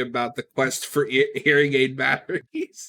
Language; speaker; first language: English; native; English